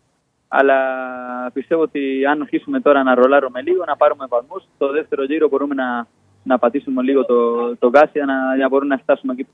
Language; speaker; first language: Greek; non-native, fluent; Spanish